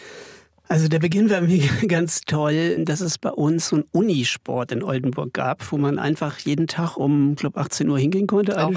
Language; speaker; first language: German; native; German